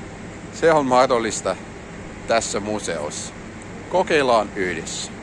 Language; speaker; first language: Finnish; non-native, fluent; Russian